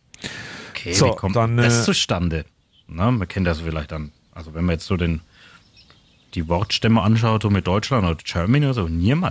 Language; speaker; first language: German; native; German